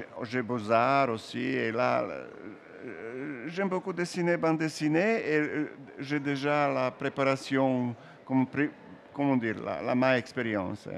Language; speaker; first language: French; non-native, learner; Serbian